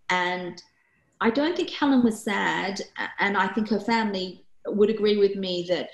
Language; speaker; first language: English; early bilingual, other home language; Korean